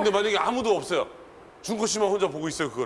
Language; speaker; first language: Korean; native; Korean